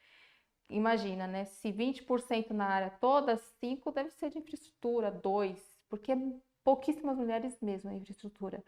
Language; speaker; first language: Portuguese; native; Portuguese